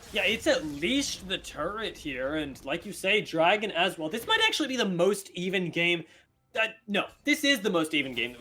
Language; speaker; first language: English; native; English